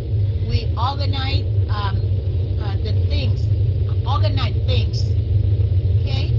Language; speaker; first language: English; non-native, fluent; Vietnamese